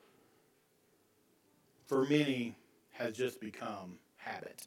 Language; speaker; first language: English; native; English